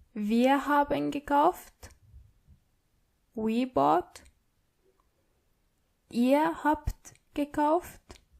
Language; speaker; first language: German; non-native, fluent; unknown